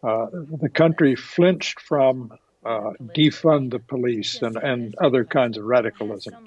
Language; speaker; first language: English; native; English